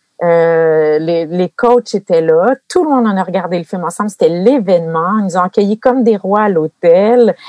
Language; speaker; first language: French; native; French